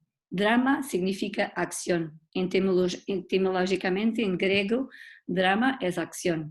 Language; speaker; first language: Spanish; non-native, learner; Portuguese